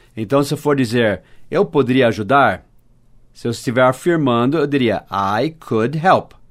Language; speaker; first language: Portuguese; non-native, fluent; English